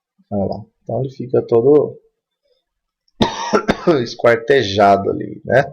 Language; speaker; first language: Portuguese; native; Portuguese